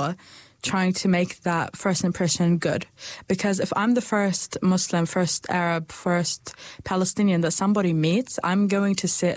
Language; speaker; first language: English; native; English